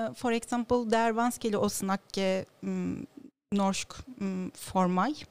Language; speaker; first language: Norwegian; non-native, learner; Turkish